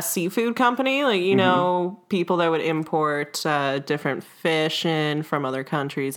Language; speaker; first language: English; non-native, fluent; Russian